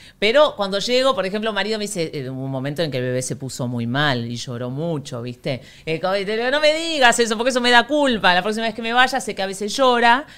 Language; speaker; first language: Spanish; native; Spanish